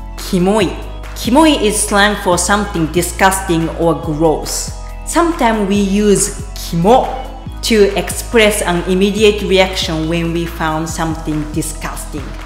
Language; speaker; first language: English; non-native, fluent; Japanese